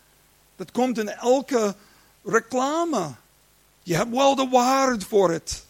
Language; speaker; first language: Dutch; non-native, learner; English